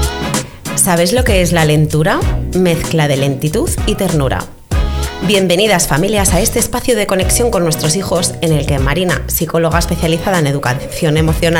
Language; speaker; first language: Spanish; native; Spanish